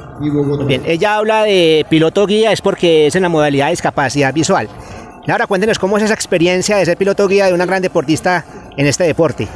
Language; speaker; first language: Spanish; native; Spanish